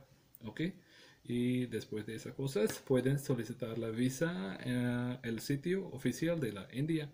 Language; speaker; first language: Spanish; non-native, learner; Punjabi